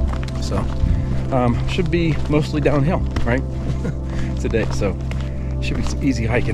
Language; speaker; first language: English; native; English